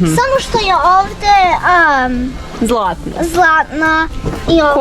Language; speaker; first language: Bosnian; early bilingual, heritage; Serbian